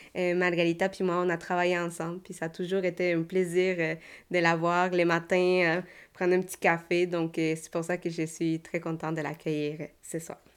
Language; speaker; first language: French; native; French